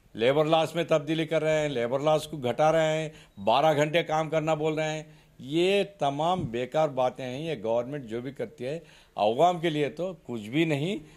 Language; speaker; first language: Hindi; non-native, local second language; Urdu